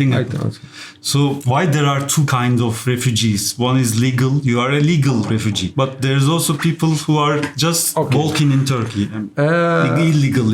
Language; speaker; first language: English; non-native, fluent; Turkish